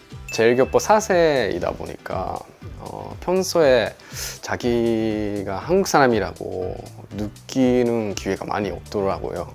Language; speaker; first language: Korean; non-native, fluent; Japanese